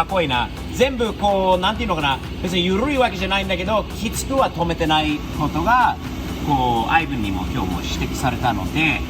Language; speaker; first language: Japanese; non-native, fluent; English